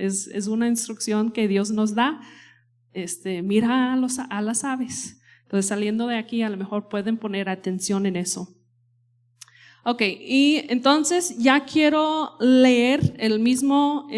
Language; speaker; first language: Spanish; non-native, fluent; English